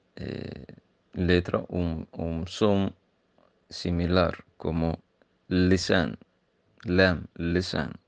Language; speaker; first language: Portuguese; non-native, learner; Arabic